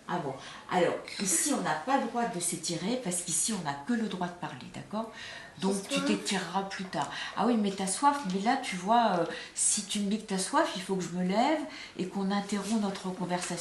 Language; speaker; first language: French; native; French